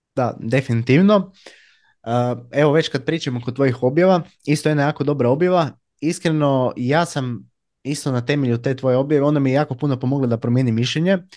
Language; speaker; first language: Croatian; native; Croatian